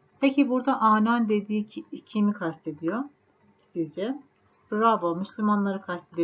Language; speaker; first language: Turkish; non-native, fluent; Persian